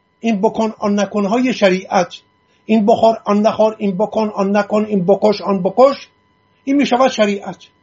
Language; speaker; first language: Persian; non-native, local second language; Assyrian Neo-Aramaic